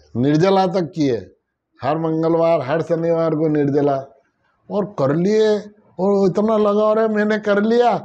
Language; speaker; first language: Hindi; native; Hindi